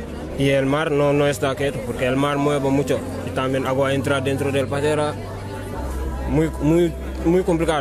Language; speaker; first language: Spanish; non-native, learner; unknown